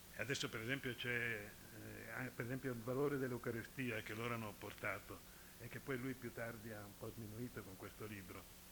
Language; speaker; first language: Italian; native; Italian